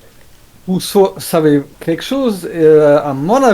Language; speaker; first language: French; non-native, learner; German